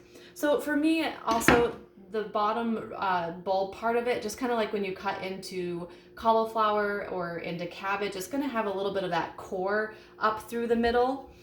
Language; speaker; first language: English; native; English